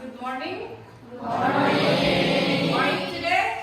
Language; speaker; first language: English; non-native, fluent; Indonesian